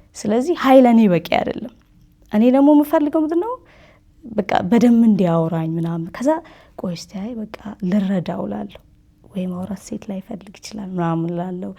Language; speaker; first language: Amharic; native; Amharic